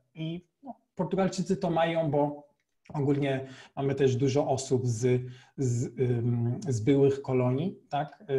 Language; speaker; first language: Polish; non-native, fluent; Portuguese